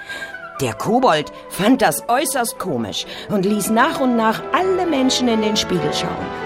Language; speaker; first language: German; native; German